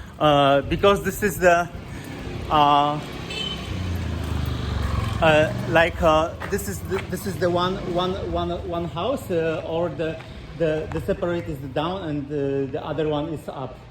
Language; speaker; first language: English; non-native, learner; Polish